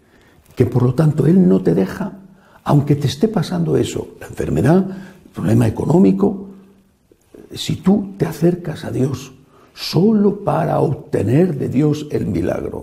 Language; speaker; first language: Spanish; native; Spanish